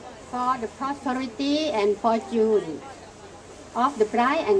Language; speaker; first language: English; non-native, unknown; Thai